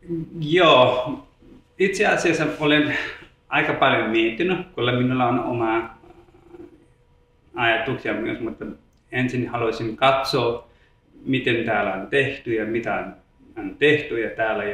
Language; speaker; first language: Finnish; non-native, learner; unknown